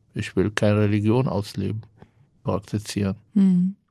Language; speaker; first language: German; non-native, fluent; Hebrew